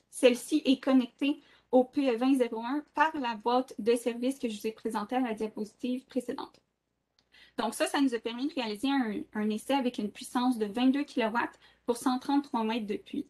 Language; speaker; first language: French; native; French